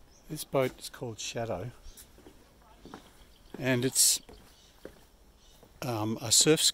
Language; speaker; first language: English; native; English